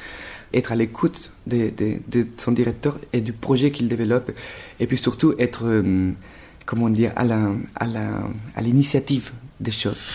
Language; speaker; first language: French; non-native, fluent; Spanish